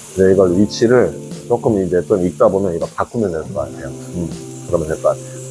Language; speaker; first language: Korean; native; Korean